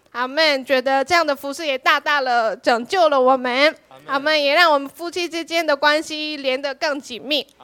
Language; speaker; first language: Chinese; non-native, fluent; Korean